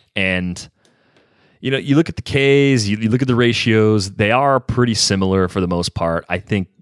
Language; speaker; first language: English; native; English